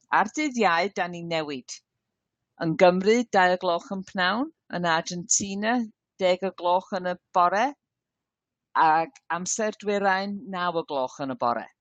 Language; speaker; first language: Welsh; non-native, learner; English